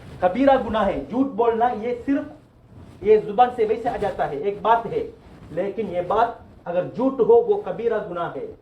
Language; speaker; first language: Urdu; non-native, local second language; Tamil